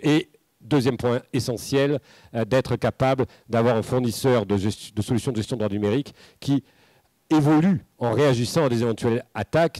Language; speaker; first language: French; native; French